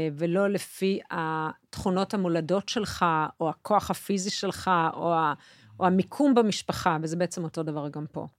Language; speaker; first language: Hebrew; native; Hebrew